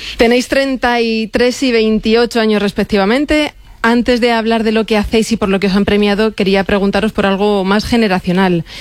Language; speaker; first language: Spanish; native; Spanish